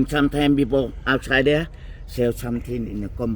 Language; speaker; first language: English; non-native, learner; Vietnamese